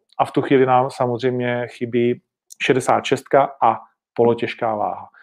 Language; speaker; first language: Czech; native; Czech